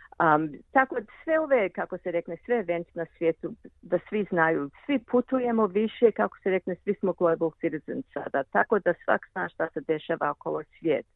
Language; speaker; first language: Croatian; early bilingual, heritage; Croatian